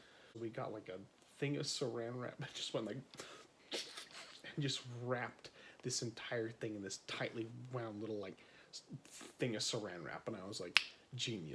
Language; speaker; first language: English; native; English